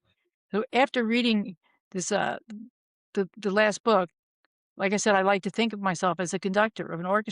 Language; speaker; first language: English; native; English